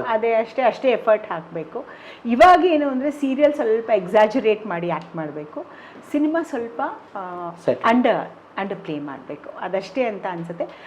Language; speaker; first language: Kannada; non-native, local second language; Konkani